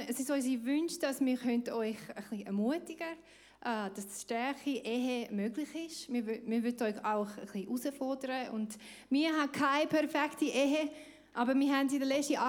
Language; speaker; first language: German; non-native, fluent; English